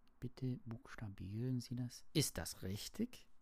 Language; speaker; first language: German; non-native, learner; English